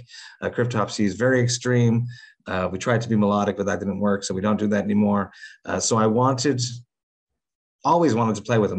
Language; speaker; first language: English; native; English